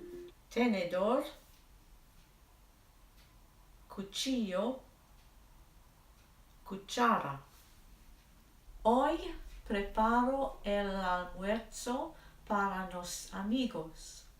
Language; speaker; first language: Spanish; non-native, learner; English